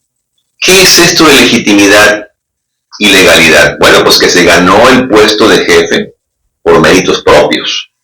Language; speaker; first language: Spanish; native; Spanish